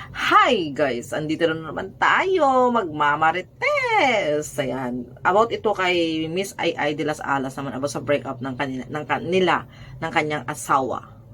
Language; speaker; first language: Filipino; native; Filipino